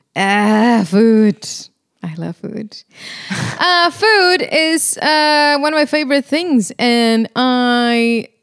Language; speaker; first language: English; non-native, fluent; Spanish